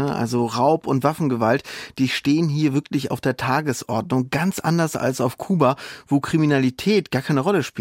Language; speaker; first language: German; native; German